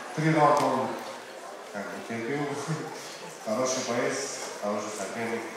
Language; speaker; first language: Russian; non-native, local second language; Kazakh